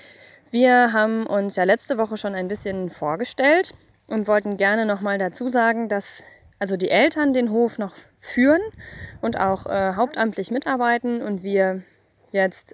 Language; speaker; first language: German; native; German